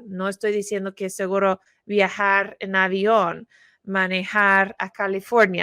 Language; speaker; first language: Spanish; non-native, fluent; English